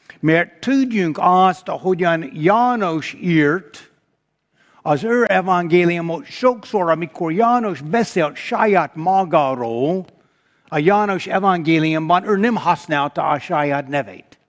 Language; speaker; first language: Hungarian; non-native, fluent; English